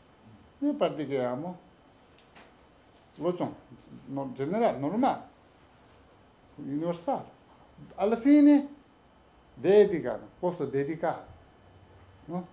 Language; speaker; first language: Italian; non-native, learner; Tibetan